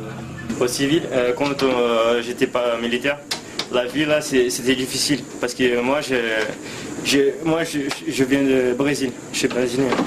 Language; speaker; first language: French; non-native, fluent; Portuguese